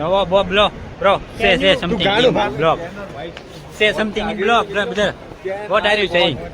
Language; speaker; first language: English; non-native, learner; Gujarati